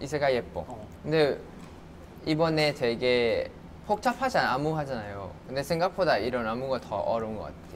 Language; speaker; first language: Korean; non-native, fluent; Thai